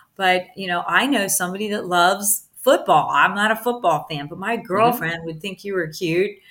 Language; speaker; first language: English; early bilingual, other home language; Italian